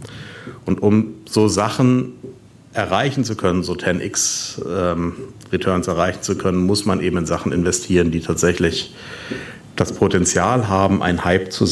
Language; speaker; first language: German; native; German